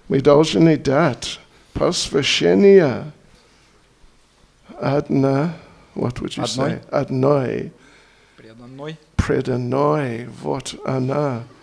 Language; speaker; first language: Russian; non-native, learner; English